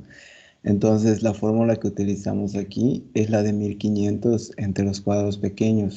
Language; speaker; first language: Spanish; native; Spanish